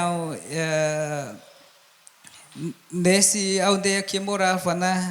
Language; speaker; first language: Portuguese; non-native, local second language; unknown